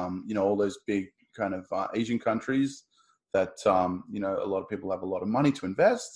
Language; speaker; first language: English; native; English